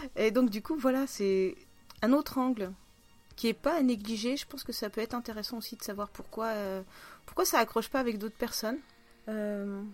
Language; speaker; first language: French; non-native, fluent; Russian